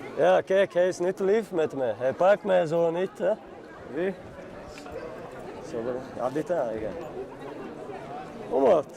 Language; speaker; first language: Dutch; non-native, learner; Chechen